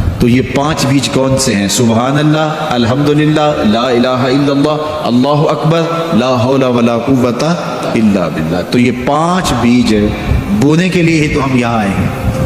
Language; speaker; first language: Urdu; non-native, local second language; Punjabi